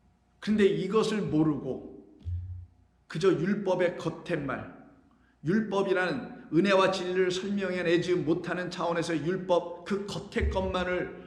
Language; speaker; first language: Korean; native; Korean